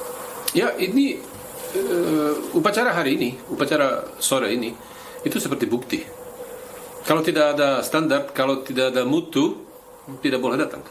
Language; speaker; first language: Indonesian; non-native, fluent; Slovak